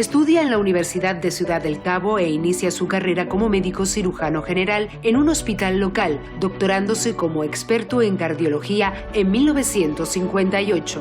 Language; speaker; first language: Spanish; native; Spanish